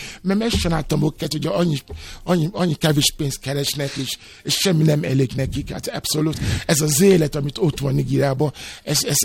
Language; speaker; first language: Hungarian; non-native, learner; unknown